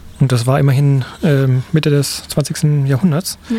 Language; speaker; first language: German; native; German